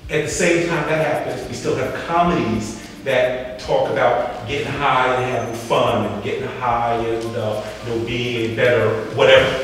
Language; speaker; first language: English; native; English